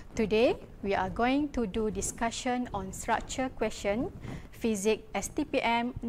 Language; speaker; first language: English; non-native, local second language; Malay